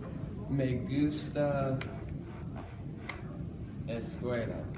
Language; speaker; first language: Spanish; non-native, learner; English